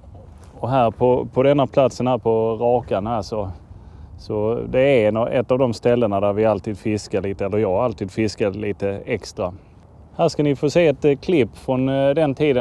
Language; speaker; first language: Swedish; native; Swedish